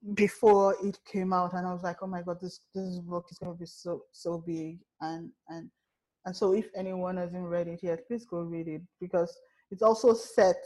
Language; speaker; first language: English; non-native, local second language; Yoruba